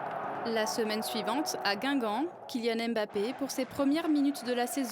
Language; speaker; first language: French; native; French